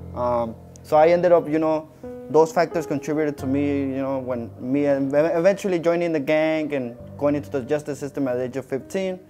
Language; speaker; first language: English; native; English